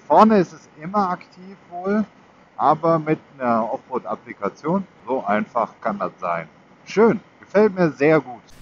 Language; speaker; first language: German; native; German